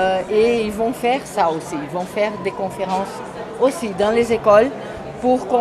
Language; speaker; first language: French; non-native, fluent; Portuguese